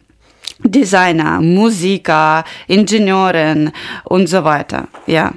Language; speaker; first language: German; non-native, learner; Ukrainian